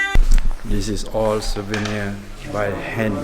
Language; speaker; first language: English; non-native, learner; Malay